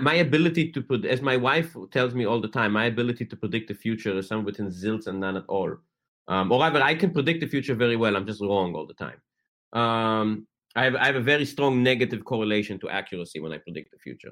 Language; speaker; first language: English; native; English